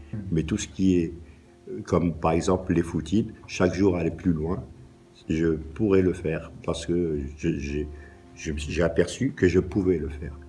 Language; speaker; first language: French; native; French